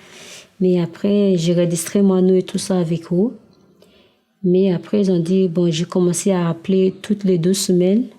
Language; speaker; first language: French; non-native, learner; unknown